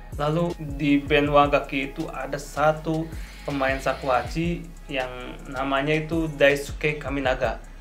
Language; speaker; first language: Indonesian; native; Indonesian